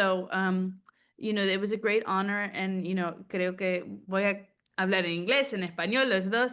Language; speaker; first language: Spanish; early bilingual, heritage; English